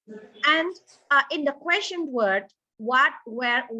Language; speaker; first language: English; non-native, learner; Indonesian